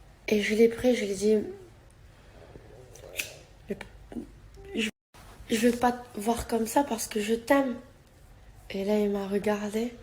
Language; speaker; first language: French; native; French